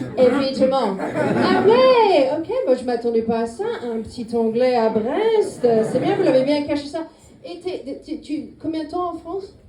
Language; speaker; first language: French; non-native, fluent; English